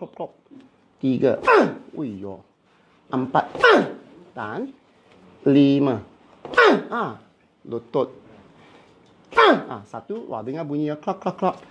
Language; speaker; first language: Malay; non-native, local second language; Cantonese